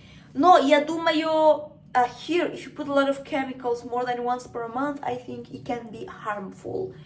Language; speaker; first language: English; non-native, fluent; Spanish